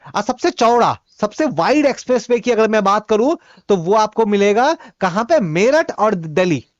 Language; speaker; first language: Hindi; non-native, local second language; Bhojpuri